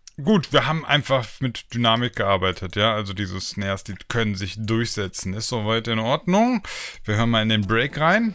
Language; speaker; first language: German; native; German